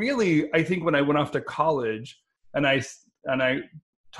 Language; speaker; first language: English; native; English